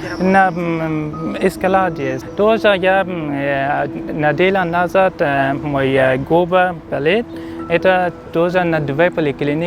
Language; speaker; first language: Russian; non-native, learner; Persian